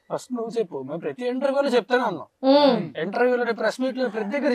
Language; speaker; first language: Telugu; native; Telugu